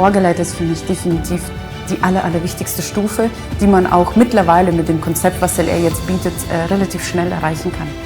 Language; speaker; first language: German; native; German